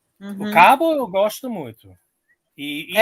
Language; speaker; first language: Portuguese; non-native, learner; English